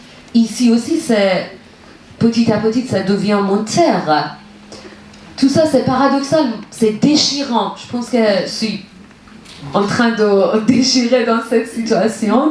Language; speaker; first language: French; non-native, learner; Persian